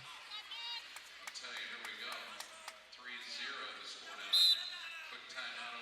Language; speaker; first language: English; native; English